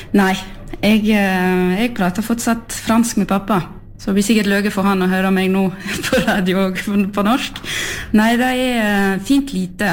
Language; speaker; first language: Norwegian; early bilingual, heritage; French